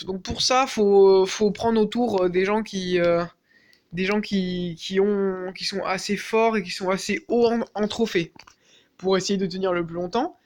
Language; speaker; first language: French; native; French